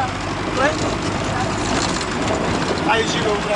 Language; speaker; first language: Russian; non-native, learner; Svan